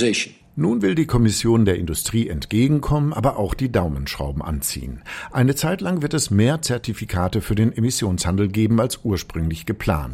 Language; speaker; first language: German; native; German